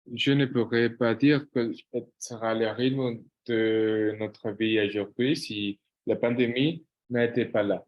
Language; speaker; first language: French; non-native, fluent; Portuguese